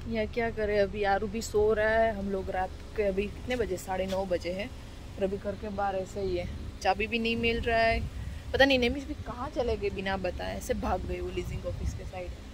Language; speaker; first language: Hindi; non-native, local second language; Gujarati